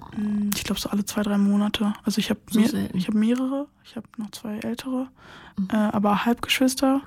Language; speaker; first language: German; native; German